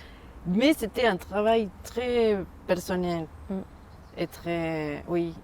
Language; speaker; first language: French; non-native, fluent; Spanish